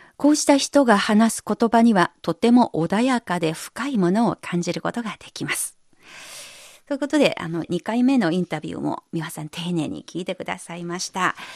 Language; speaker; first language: Japanese; non-native, fluent; Chinese